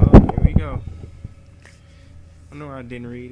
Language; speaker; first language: English; native; English